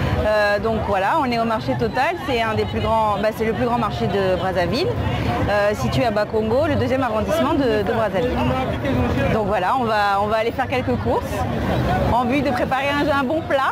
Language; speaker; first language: French; native; French